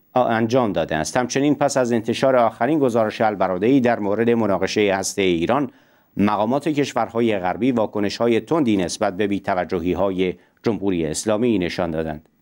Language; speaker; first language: Persian; non-native, local second language; Central Kurdish